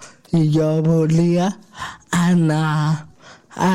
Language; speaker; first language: Catalan; non-native, local second language; Spanish